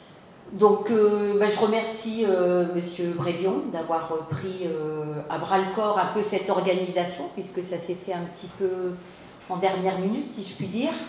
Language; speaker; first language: French; native; French